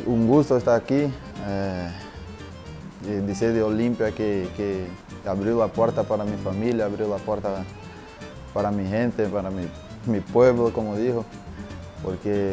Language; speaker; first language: Spanish; non-native, learner; Portuguese